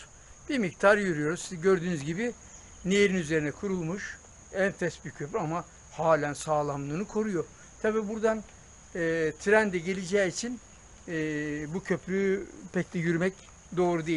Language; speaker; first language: Turkish; native; Turkish